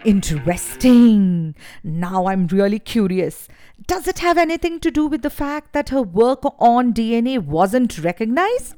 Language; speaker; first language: English; non-native, local second language; Marathi